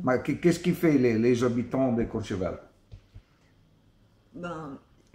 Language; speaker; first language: French; non-native, learner; Italian